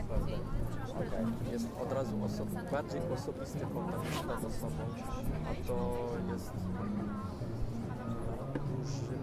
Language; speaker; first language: Polish; non-native, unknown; Italian